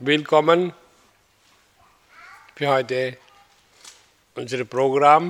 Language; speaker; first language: German; non-native, fluent; Hindi